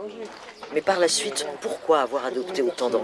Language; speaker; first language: French; native; French